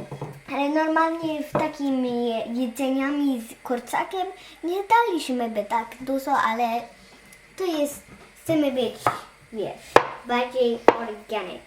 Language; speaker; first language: Polish; early bilingual, heritage; Polish